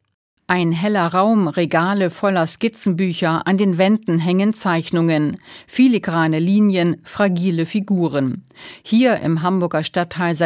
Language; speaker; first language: German; native; German